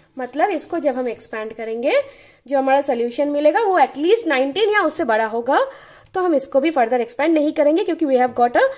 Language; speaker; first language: Hindi; non-native, local second language; Bangla